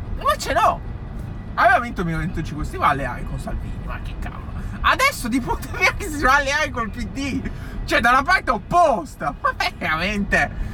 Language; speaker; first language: Italian; native; Italian